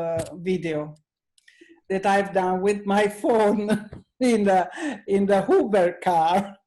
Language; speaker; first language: English; non-native, learner; Italian